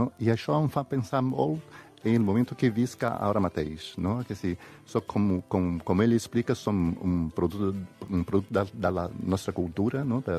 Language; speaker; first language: Catalan; non-native, fluent; Portuguese